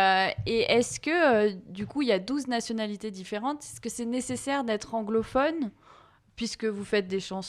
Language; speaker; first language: French; native; French